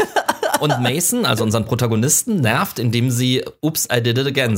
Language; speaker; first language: German; native; German